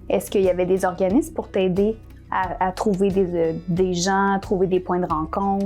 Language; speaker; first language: French; native; French